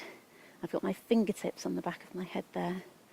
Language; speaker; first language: English; native; English